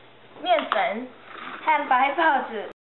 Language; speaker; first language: Chinese; early bilingual, heritage; Chinese